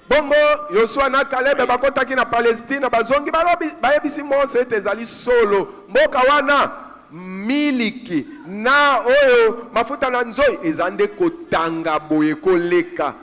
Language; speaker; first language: Lingala; native; Lingala